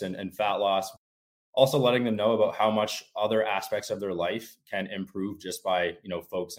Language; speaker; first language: English; native; English